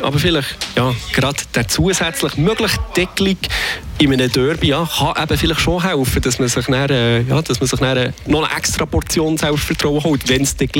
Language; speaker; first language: German; native; German